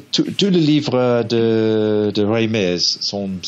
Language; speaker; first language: French; non-native, learner; English